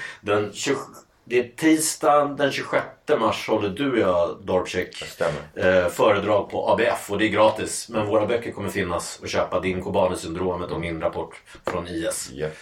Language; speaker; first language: Swedish; native; Swedish